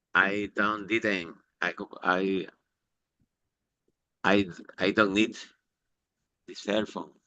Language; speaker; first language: English; non-native, learner; Spanish